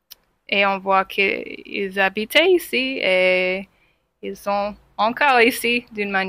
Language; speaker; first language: French; non-native, fluent; English